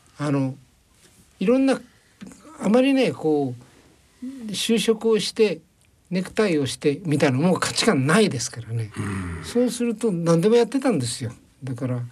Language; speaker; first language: Japanese; native; Japanese